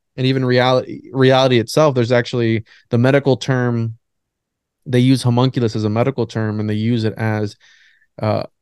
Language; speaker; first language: English; native; English